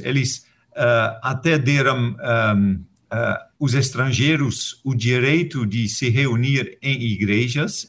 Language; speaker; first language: Portuguese; non-native, fluent; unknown